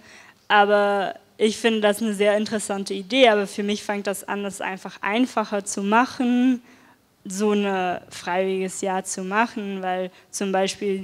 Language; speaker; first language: German; non-native, fluent; Dutch